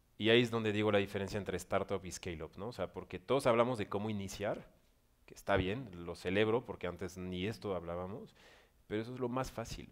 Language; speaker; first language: Spanish; non-native, fluent; French